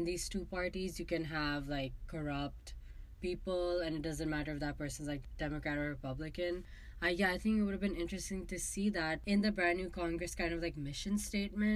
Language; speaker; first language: English; non-native, local second language; Urdu